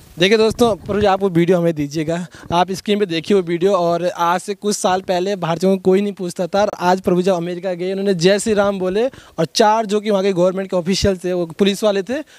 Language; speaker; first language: Hindi; native; Hindi